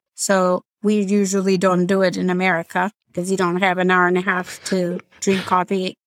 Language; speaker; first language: English; non-native, fluent; Amharic